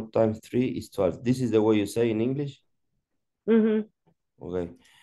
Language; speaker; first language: English; non-native, learner; Spanish